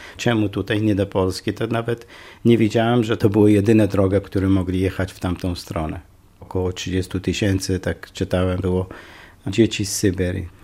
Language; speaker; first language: Polish; non-native, fluent; Kurdish